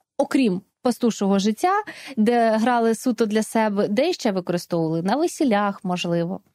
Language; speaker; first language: Ukrainian; native; Ukrainian